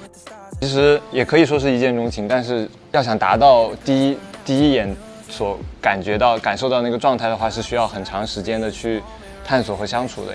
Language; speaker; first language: Chinese; native; Chinese